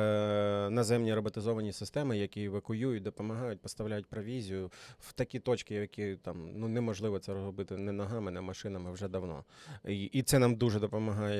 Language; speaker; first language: Ukrainian; native; Ukrainian